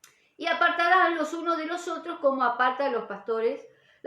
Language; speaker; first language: Spanish; native; Spanish